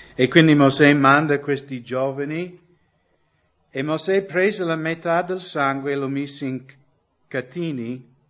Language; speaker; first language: Italian; non-native, fluent; English